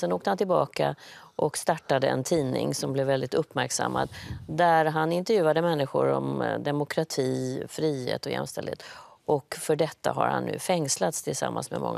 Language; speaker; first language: Swedish; native; Swedish